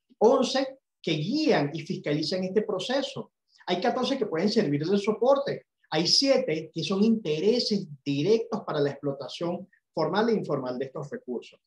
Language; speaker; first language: Spanish; native; Spanish